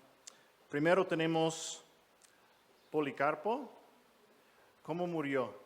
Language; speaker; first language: Spanish; non-native, fluent; English